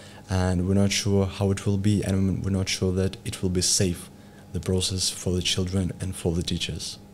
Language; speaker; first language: English; non-native, learner; Ukrainian